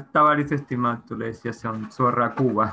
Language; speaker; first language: Finnish; non-native, learner; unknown